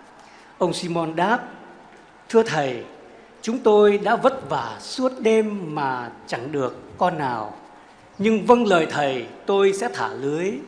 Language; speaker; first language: Vietnamese; native; Vietnamese